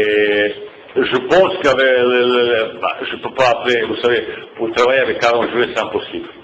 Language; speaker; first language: French; non-native, fluent; Bosnian